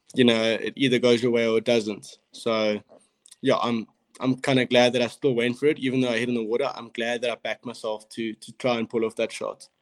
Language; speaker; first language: English; native; English